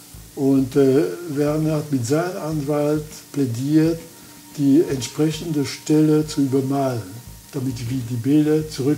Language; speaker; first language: German; non-native, fluent; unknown